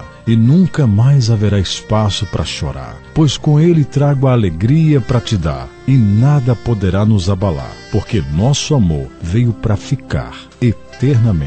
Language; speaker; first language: Portuguese; native; Portuguese